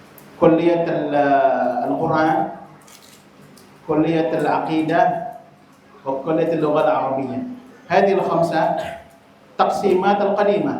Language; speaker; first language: Arabic; non-native, fluent; Indonesian